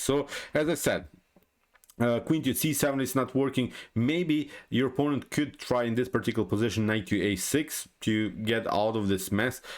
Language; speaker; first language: English; non-native, fluent; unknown